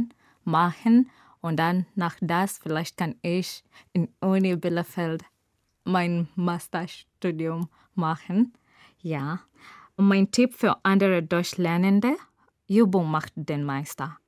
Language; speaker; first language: German; non-native, learner; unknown